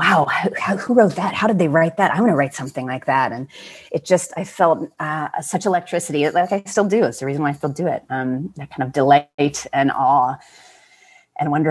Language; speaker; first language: English; native; English